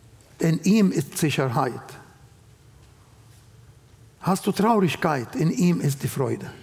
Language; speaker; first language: German; non-native, fluent; Arabic